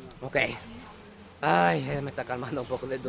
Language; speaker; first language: Spanish; non-native, fluent; English